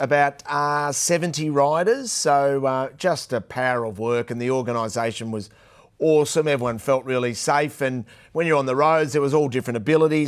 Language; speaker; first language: English; native; English